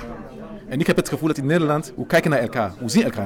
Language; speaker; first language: Dutch; non-native, fluent; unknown